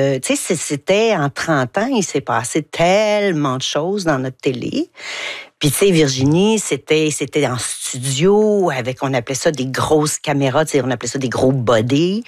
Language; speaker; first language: French; native; French